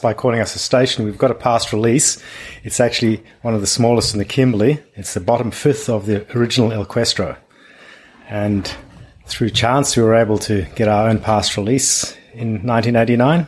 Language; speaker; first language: English; non-native, local second language; German